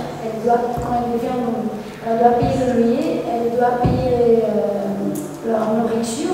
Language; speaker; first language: French; non-native, fluent; Portuguese